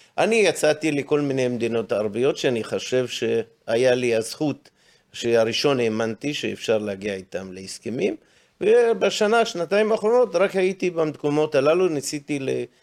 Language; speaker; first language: Hebrew; non-native, local second language; Arabic